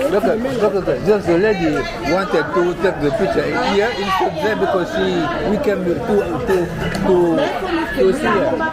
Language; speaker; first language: English; non-native, fluent; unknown